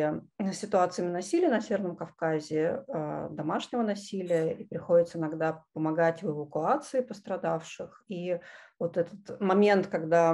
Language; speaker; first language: Russian; native; Russian